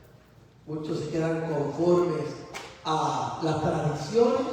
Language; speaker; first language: Spanish; native; Spanish